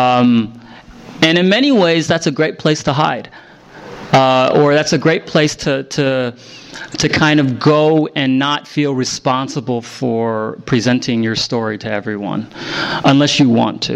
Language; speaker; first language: English; native; English